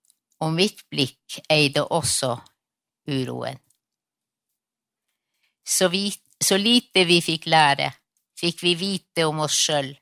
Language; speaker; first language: Norwegian; non-native, local second language; Northern Sami